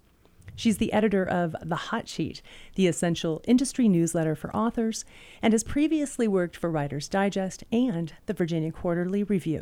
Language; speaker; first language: English; native; English